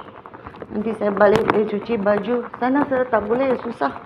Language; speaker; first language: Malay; non-native, local second language; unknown